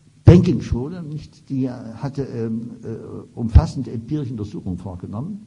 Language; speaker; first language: German; native; German